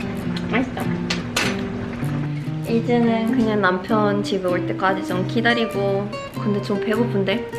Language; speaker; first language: Korean; non-native, fluent; Swedish